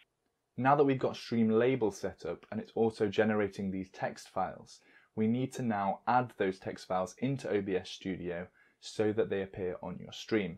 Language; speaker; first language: English; native; English